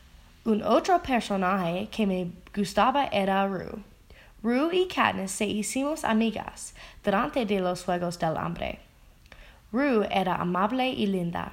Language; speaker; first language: Spanish; non-native, learner; English